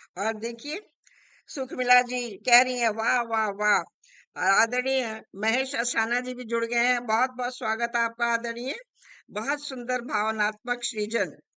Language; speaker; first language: Hindi; native; Hindi